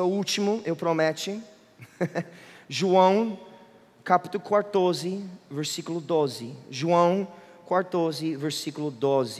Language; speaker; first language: Portuguese; non-native, fluent; English